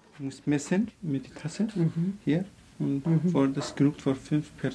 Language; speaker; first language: German; non-native, learner; Arabic